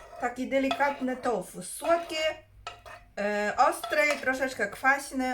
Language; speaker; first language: Polish; non-native, learner; Chinese